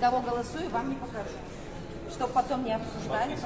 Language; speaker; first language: Russian; native; Russian